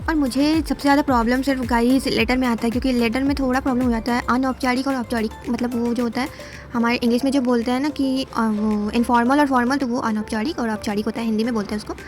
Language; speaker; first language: Hindi; native; Hindi